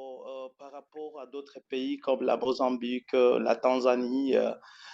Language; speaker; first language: French; non-native, local second language; Rundi